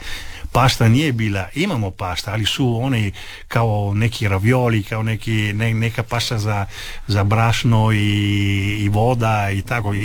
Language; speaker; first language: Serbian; non-native, learner; Italian